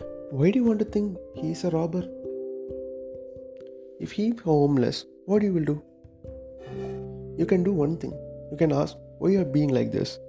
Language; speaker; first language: English; non-native, local second language; Tamil